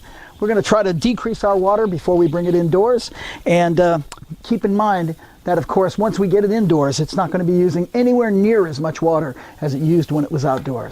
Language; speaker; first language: English; native; English